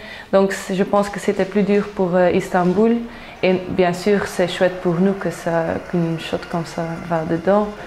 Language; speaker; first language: French; non-native, local second language; Dutch